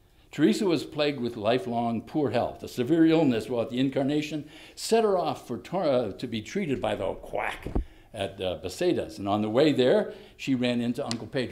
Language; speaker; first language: English; native; English